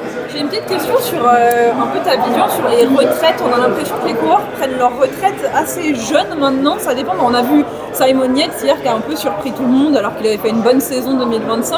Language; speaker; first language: French; native; French